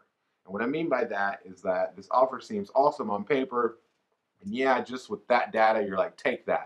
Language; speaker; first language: English; native; English